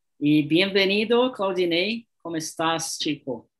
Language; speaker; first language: Spanish; non-native, learner; Portuguese